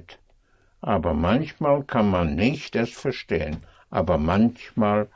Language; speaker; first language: German; non-native, fluent; English